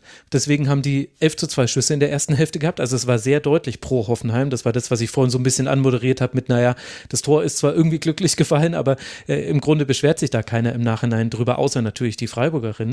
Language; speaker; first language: German; native; German